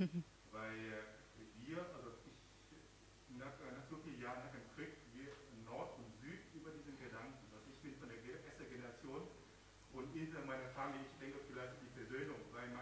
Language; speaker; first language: German; non-native, learner; Vietnamese